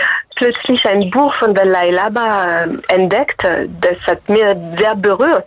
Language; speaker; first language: German; non-native, fluent; French